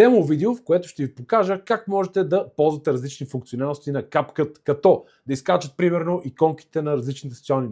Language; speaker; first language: Bulgarian; native; Bulgarian